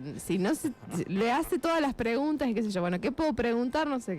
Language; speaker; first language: Spanish; native; Spanish